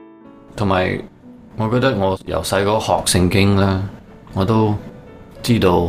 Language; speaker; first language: Cantonese; early bilingual, heritage; Cantonese